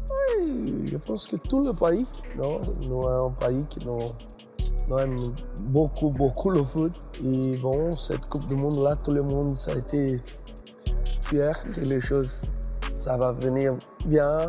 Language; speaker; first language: French; non-native, fluent; Portuguese